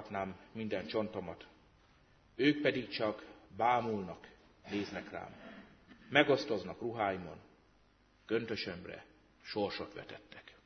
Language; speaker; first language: Hungarian; native; Hungarian